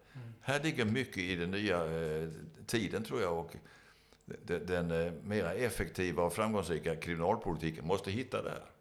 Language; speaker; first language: Swedish; native; Swedish